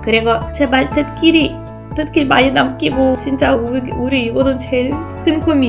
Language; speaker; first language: Korean; non-native, learner; Russian